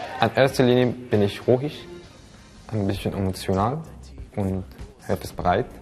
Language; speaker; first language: German; non-native, fluent; Arabic